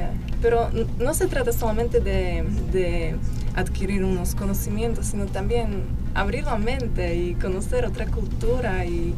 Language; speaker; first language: Spanish; non-native, fluent; Slovak